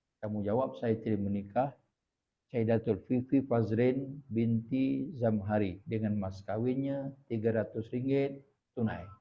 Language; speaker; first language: Malay; native; Malay